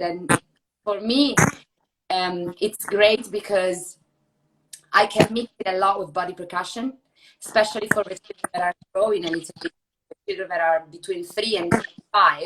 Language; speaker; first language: English; non-native, fluent; Italian